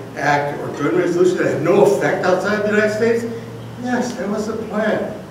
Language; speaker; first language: English; native; English